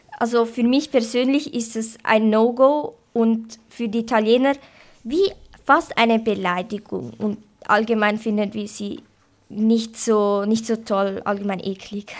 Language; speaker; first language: German; early bilingual, other home language; Italian